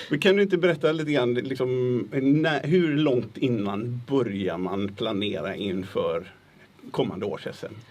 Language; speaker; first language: Swedish; native; Swedish